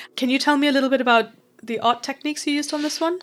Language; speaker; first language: English; non-native, local second language; Hindi